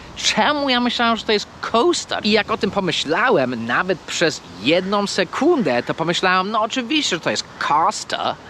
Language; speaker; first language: Polish; non-native, fluent; English